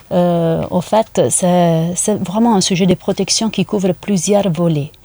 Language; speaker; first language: French; non-native, fluent; Italian